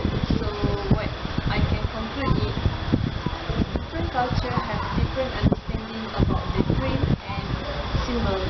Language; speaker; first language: English; non-native, learner; Malay